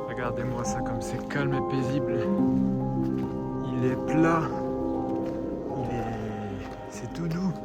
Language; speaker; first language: French; native; French